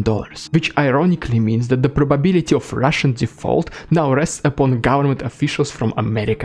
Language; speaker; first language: English; non-native, fluent; Russian